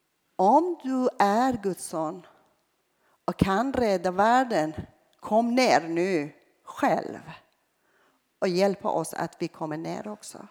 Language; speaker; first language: Swedish; non-native, fluent; Persian